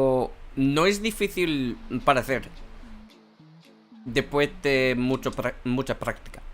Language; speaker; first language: Spanish; non-native, fluent; English